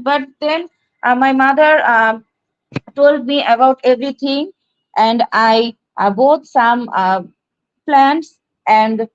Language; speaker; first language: English; non-native, learner; Bangla